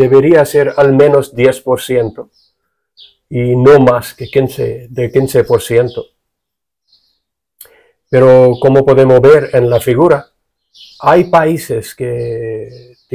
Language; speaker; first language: Spanish; non-native, fluent; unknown